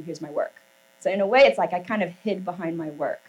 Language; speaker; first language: English; native; English